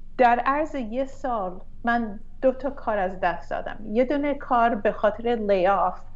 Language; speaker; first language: Persian; early bilingual, heritage; Persian